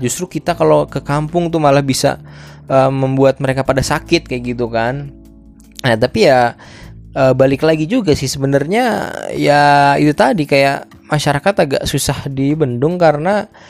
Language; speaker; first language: Indonesian; native; Indonesian